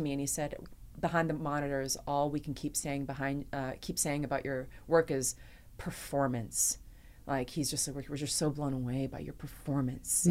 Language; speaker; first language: English; native; English